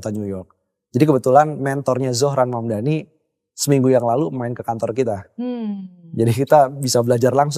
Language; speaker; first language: Indonesian; native; Indonesian